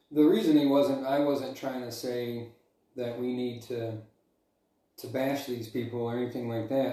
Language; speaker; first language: English; native; English